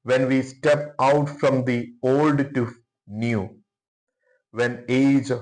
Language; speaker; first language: English; non-native, local second language; Malayalam